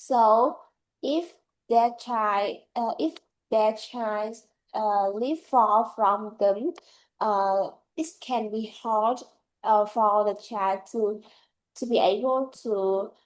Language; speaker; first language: English; non-native, learner; Vietnamese